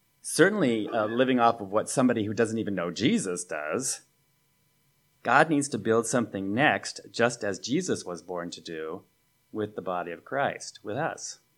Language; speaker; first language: English; native; English